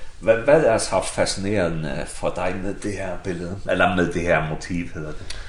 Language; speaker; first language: Danish; non-native, local second language; Faroese